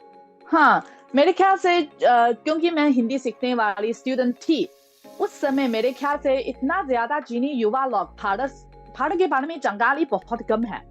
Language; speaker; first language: Hindi; non-native, fluent; Chinese